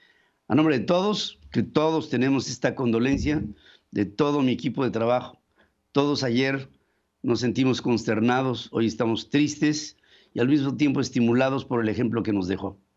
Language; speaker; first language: Spanish; native; Spanish